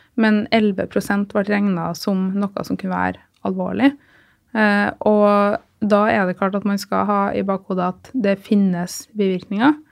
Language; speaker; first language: Norwegian; native; Norwegian